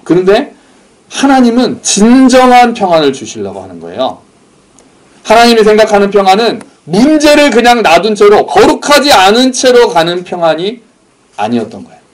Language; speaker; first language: Korean; native; Korean